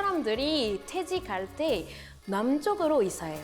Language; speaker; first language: Korean; non-native, fluent; French